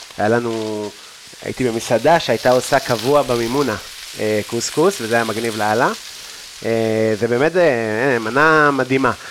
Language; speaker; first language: Hebrew; native; Hebrew